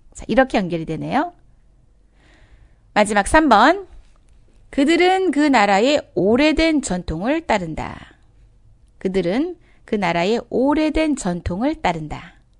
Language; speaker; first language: Korean; native; Korean